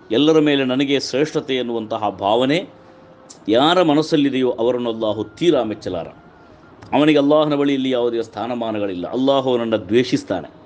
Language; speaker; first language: Kannada; non-native, local second language; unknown